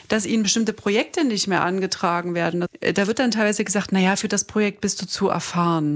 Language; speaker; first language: German; native; German